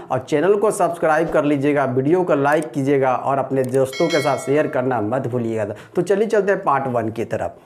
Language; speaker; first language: Hindi; native; Hindi